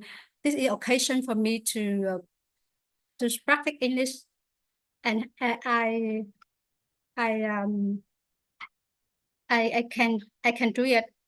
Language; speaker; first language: English; non-native, learner; Vietnamese